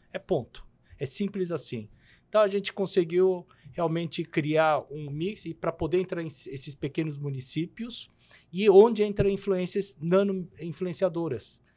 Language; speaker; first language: Portuguese; early bilingual, other home language; Korean